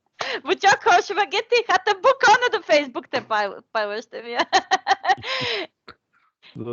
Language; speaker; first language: Turkish; non-native, learner; Serbian